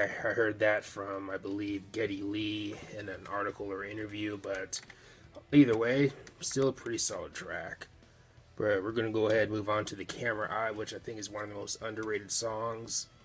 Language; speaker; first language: English; native; English